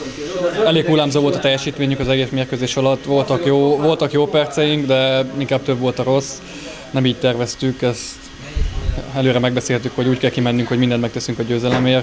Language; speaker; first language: Hungarian; native; Hungarian